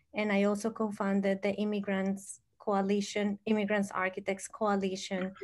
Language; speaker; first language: English; non-native, fluent; Spanish